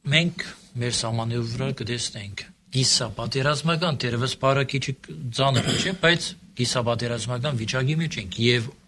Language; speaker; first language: Armenian; early bilingual, heritage; Armenian